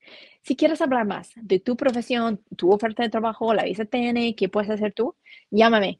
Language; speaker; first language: Spanish; non-native, fluent; English